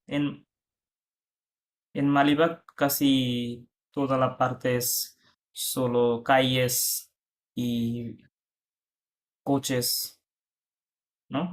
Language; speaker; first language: Spanish; non-native, fluent; Bangla